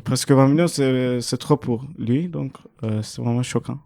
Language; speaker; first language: French; non-native, fluent; Turkish